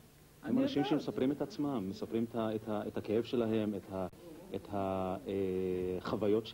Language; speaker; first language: Hebrew; native; Hebrew